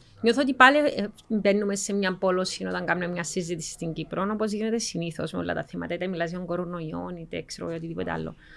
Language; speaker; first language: Greek; native; Greek